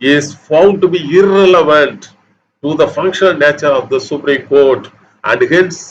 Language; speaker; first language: English; non-native, local second language; Tamil